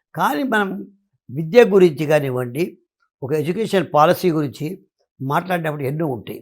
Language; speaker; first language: Telugu; native; Telugu